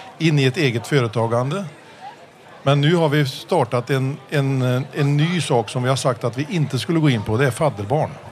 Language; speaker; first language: Swedish; early bilingual, heritage; Swedish